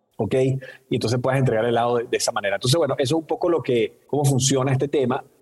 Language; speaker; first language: Spanish; native; Spanish